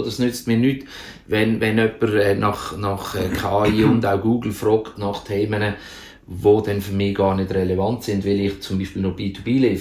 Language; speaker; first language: German; native; German